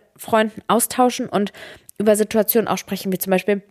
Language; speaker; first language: German; early bilingual, other home language; Serbian